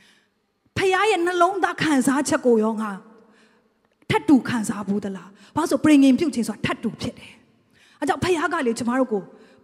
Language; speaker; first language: Burmese; non-native, local second language; Tedim Chin